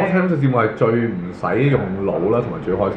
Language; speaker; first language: Chinese; native; Chinese